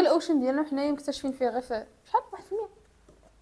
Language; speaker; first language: Arabic; native; Arabic